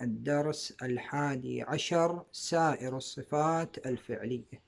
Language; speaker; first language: Arabic; native; Arabic